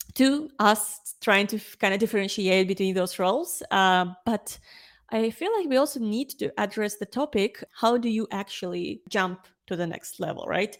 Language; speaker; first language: English; non-native, fluent; Ukrainian